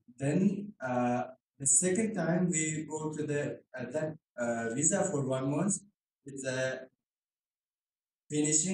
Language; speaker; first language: English; non-native, learner; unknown